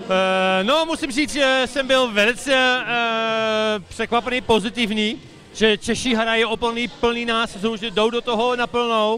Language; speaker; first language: Czech; early bilingual, heritage; Czech